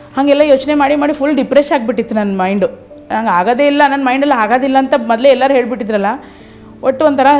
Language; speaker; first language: Kannada; native; Kannada